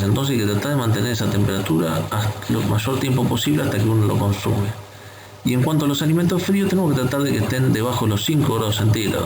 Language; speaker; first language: Spanish; native; Spanish